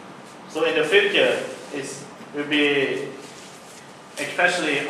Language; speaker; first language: English; non-native, learner; Thai